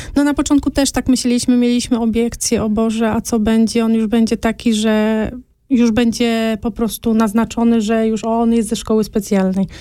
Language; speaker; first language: Polish; native; Polish